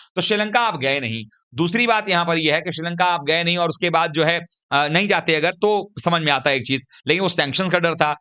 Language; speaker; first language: Hindi; native; Hindi